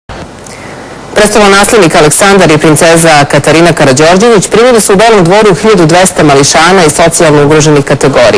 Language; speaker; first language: Serbian; native; Serbian